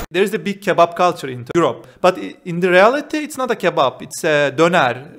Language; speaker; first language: English; non-native, fluent; Turkish